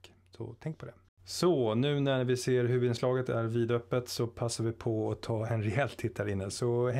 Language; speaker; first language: Swedish; native; Swedish